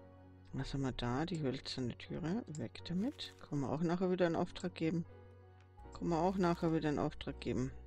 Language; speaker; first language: German; native; German